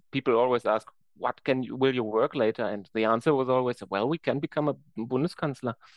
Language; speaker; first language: English; non-native, fluent; German